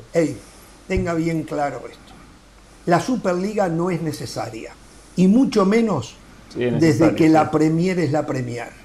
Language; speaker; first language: Spanish; native; Spanish